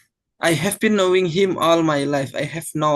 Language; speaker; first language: English; non-native, fluent; Indonesian